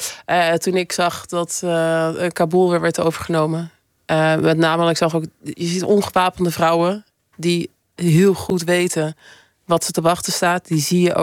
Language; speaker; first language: Dutch; native; Dutch